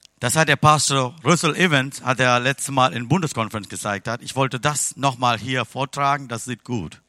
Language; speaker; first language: German; non-native, fluent; Tamil